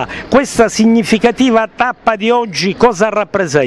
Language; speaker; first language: Italian; native; Italian